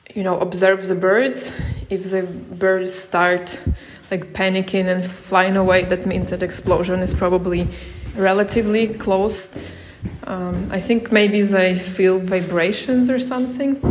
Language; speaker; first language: English; non-native, fluent; Ukrainian